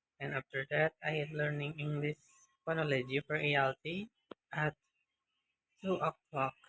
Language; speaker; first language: English; non-native, learner; Indonesian